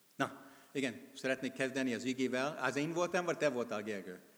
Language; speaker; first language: Hungarian; non-native, fluent; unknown